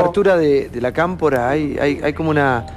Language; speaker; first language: Spanish; native; Spanish